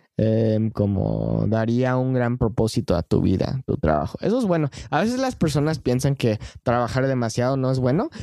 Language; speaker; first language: Spanish; non-native, fluent; English